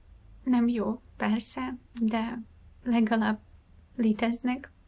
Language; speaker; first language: Hungarian; non-native, fluent; Ukrainian